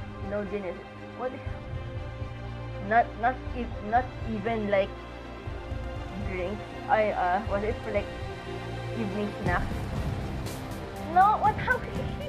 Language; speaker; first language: English; non-native, local second language; Filipino